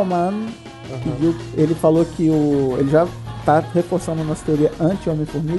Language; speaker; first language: Portuguese; native; Portuguese